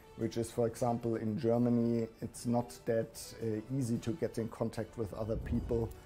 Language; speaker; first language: English; non-native, fluent; German